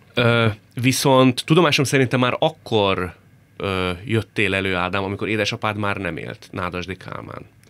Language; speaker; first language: Hungarian; native; Hungarian